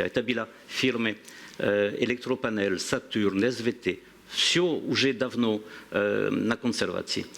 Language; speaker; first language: Russian; non-native, learner; French